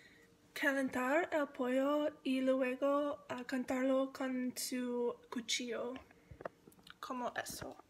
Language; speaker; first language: Spanish; non-native, learner; English